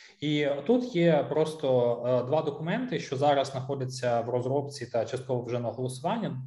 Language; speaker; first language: Ukrainian; non-native, local second language; Russian